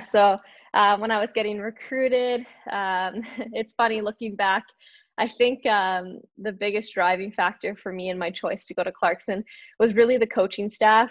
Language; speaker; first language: English; native; English